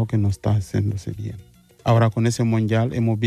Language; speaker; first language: Spanish; non-native, fluent; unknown